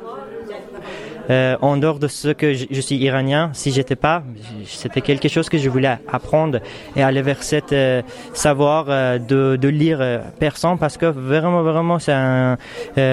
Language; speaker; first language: French; non-native, fluent; Persian